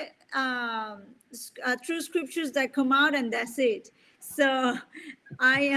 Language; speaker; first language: English; non-native, fluent; Spanish